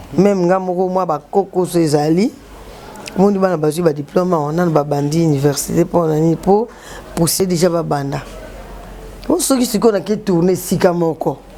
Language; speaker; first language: Lingala; native; Lingala